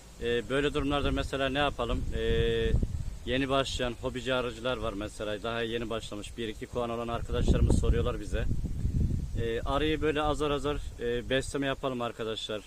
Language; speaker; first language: Turkish; native; Turkish